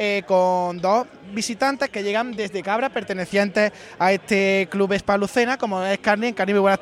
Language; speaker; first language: Spanish; native; Spanish